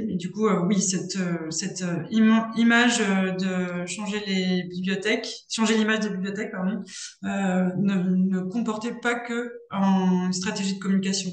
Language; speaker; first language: French; native; French